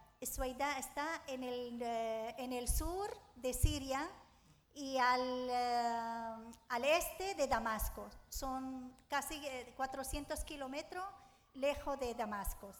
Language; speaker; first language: Spanish; non-native, fluent; Arabic